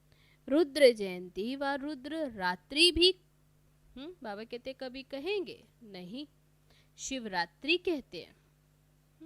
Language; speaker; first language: Hindi; native; Hindi